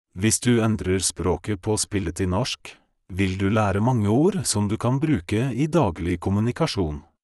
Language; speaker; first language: Norwegian; non-native, fluent; Polish